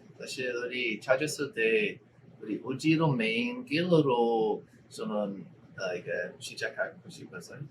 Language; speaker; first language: Korean; non-native, learner; English